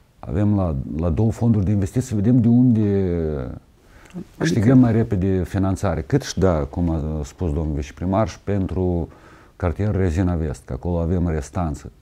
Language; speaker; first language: Romanian; native; Romanian